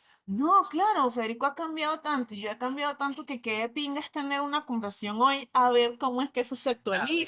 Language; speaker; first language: Spanish; native; Spanish